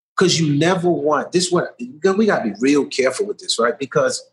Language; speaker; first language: English; early bilingual, other home language; Haitian Creole